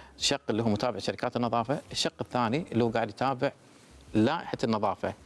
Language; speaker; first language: Arabic; native; Arabic